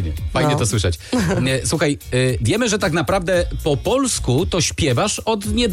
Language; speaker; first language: Polish; native; Polish